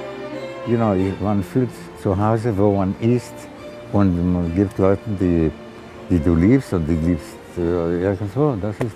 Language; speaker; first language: German; non-native, learner; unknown